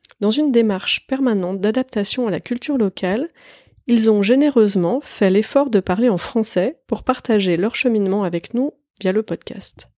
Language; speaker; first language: French; native; French